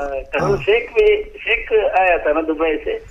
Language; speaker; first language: Hindi; non-native, local second language; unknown